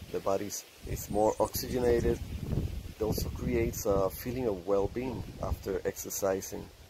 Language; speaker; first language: English; non-native, fluent; Spanish